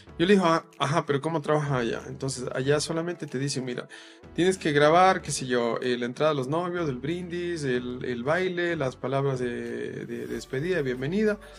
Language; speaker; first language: Spanish; native; Spanish